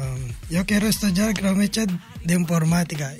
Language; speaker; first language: Spanish; non-native, learner; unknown